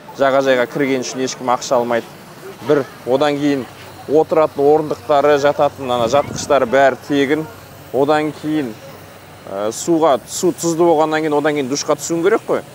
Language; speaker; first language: Kazakh; native; Kazakh